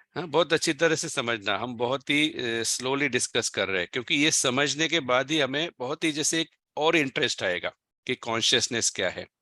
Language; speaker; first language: Hindi; non-native, local second language; Gujarati